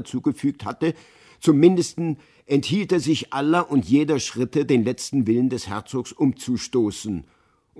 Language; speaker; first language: German; native; German